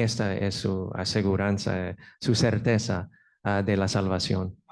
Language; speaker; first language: Spanish; non-native, fluent; English